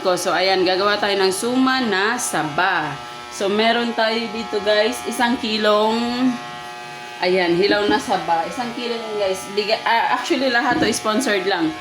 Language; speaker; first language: Filipino; native; Filipino